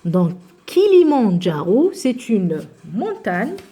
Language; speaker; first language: French; non-native, local second language; Arabic